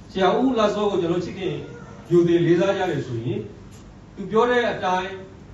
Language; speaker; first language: Burmese; non-native, local second language; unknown